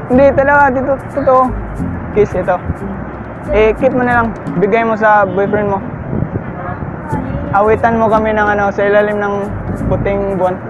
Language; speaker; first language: Filipino; non-native, local second language; Cebuano